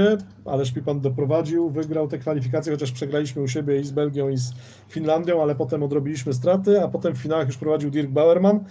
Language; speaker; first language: Polish; native; Polish